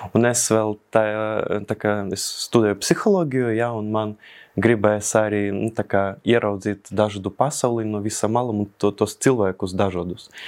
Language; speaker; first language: Latvian; non-native, local second language; Russian